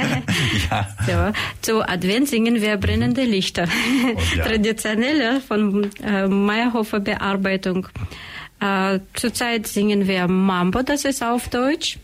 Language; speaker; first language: German; non-native, learner; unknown